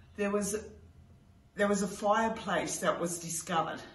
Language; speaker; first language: English; native; English